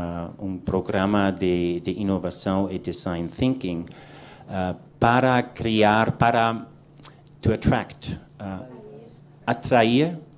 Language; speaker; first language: Portuguese; non-native, learner; English